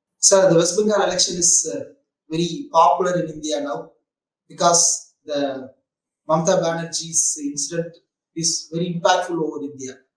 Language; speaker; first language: English; non-native, local second language; Tamil